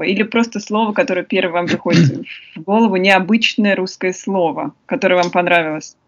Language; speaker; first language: Russian; native; Russian